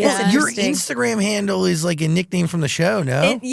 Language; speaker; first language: English; native; English